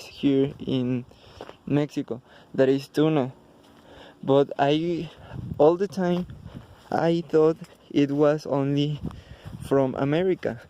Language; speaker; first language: English; non-native, learner; Spanish